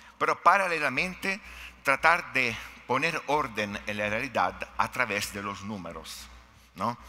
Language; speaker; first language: Spanish; non-native, fluent; Italian